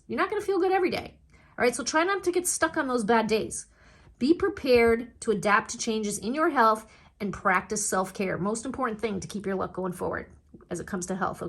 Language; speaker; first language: English; native; English